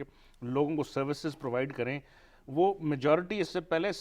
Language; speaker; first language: Urdu; native; Urdu